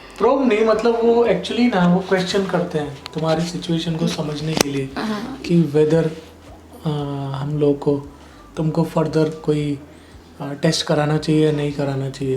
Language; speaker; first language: Hindi; native; Hindi